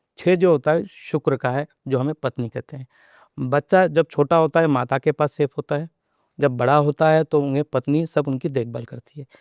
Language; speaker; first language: Hindi; non-native, local second language; Telugu